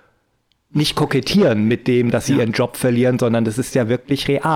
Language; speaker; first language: German; native; German